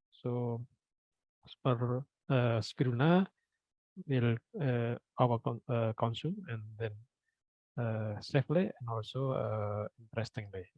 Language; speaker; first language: English; non-native, fluent; Indonesian